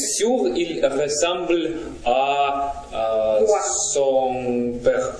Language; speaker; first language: French; non-native, learner; Russian